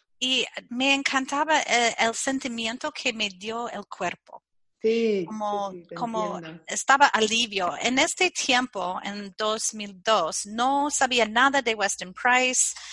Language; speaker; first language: Spanish; non-native, fluent; English